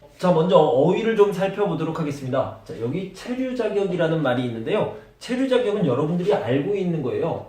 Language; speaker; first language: Korean; native; Korean